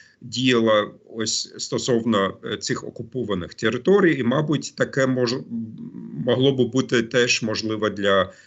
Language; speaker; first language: Ukrainian; non-native, fluent; German